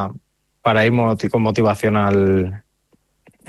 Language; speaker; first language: Spanish; native; Spanish